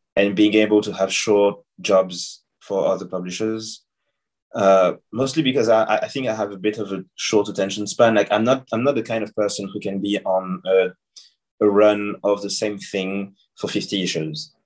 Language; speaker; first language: English; non-native, fluent; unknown